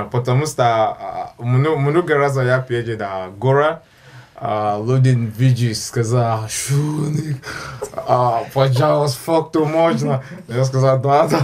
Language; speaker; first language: Russian; non-native, learner; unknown